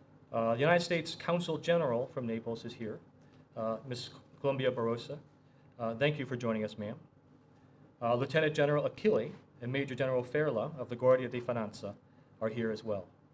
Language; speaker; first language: English; native; English